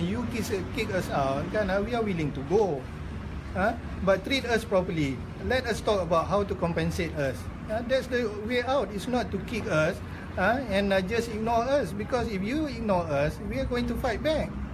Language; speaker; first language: English; non-native, local second language; Malay